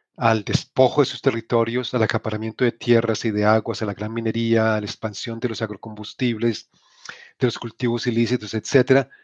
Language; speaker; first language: Spanish; native; Spanish